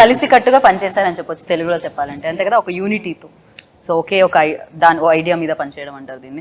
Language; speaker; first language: Telugu; native; Telugu